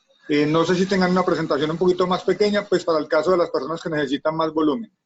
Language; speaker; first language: Spanish; native; Spanish